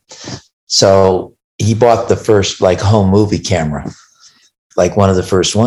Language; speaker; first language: English; native; English